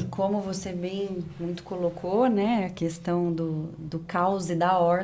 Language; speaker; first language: Portuguese; native; Portuguese